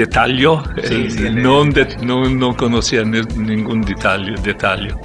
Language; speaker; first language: Spanish; non-native, learner; Italian